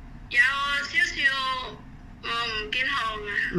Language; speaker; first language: Cantonese; non-native, learner; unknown